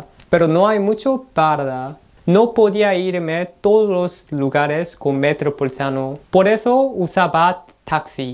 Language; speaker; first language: Spanish; non-native, learner; Korean